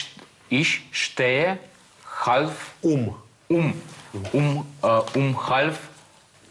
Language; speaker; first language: German; non-native, learner; Russian